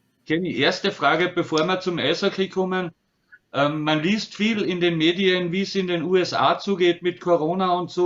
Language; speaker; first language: German; native; German